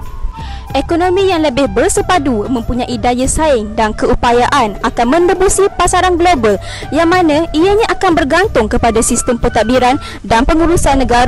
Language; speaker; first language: Malay; native; Malay